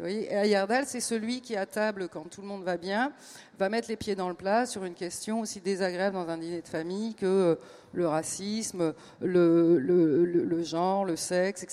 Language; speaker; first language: French; native; French